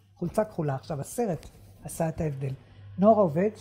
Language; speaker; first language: Hebrew; native; Hebrew